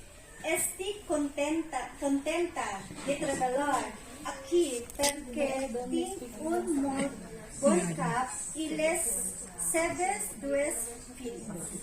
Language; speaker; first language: Catalan; non-native, learner; Filipino